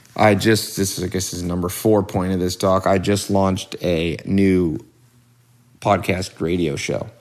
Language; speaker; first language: English; native; English